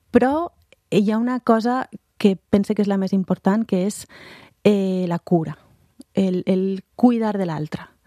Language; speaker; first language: Catalan; native; Catalan